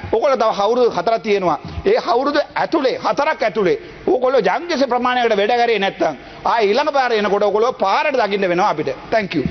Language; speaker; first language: Sinhala; non-native, local second language; Tamil